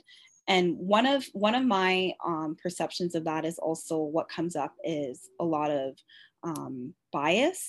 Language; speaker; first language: English; native; English